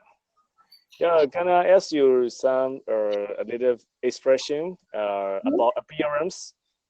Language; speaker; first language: English; non-native, learner; Burmese